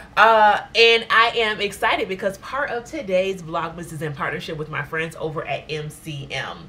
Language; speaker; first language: English; native; English